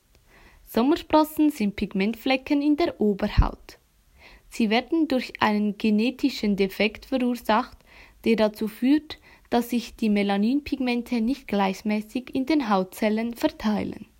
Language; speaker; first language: German; native; German